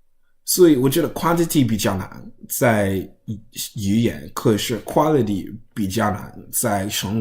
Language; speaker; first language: Chinese; non-native, learner; English